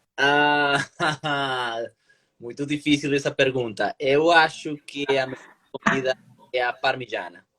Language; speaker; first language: Portuguese; non-native, learner; Spanish